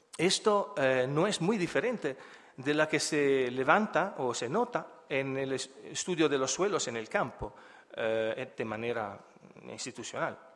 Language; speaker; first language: Spanish; non-native, fluent; Italian